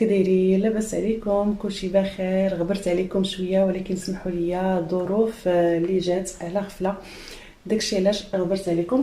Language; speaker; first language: Arabic; native; Arabic